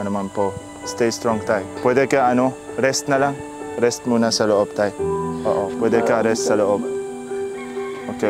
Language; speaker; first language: Filipino; non-native, learner; Arabic